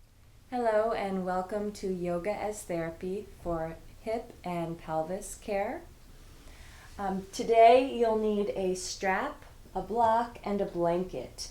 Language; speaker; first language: English; native; English